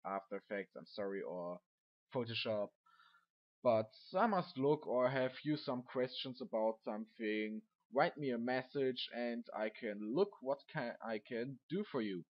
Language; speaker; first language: English; non-native, learner; German